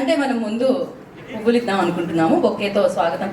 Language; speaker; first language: Telugu; native; Telugu